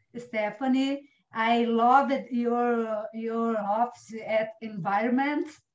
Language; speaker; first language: English; non-native, learner; Portuguese